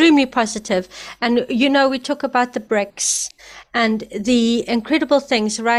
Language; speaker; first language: English; native; English